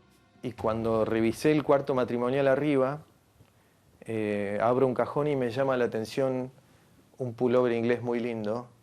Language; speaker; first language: Spanish; native; Spanish